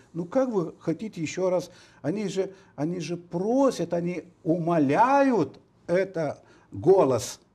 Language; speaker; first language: Russian; non-native, local second language; Romanian